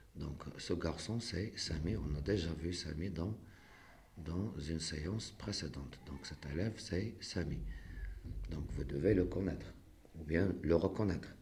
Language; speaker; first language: French; non-native, local second language; Arabic